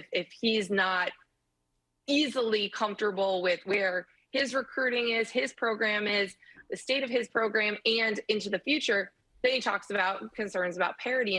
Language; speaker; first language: English; native; English